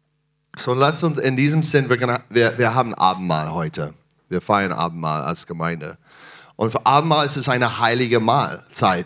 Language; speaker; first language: German; non-native, fluent; English